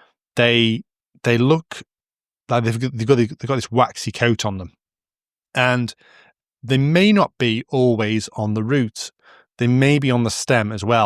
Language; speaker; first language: English; native; English